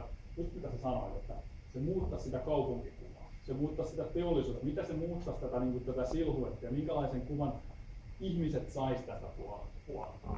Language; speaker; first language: Finnish; native; Finnish